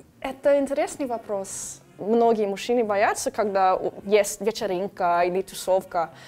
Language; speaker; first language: Russian; non-native, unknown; English